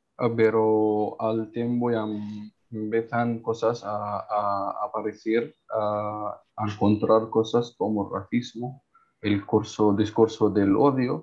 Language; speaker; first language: Spanish; non-native, learner; Arabic